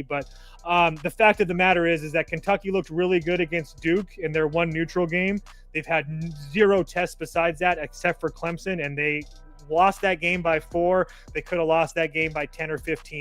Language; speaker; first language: English; native; English